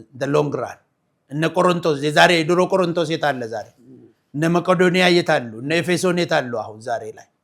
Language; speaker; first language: Amharic; non-native, local second language; Oromo